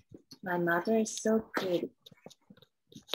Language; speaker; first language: English; non-native, learner; Korean